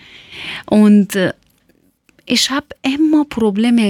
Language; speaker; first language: German; non-native, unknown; Persian